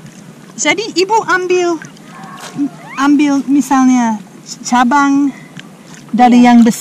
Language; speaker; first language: Indonesian; non-native, fluent; English